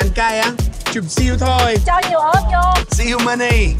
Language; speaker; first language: Vietnamese; native; Vietnamese